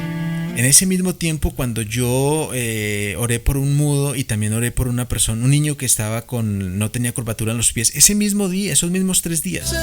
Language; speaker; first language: Spanish; native; Spanish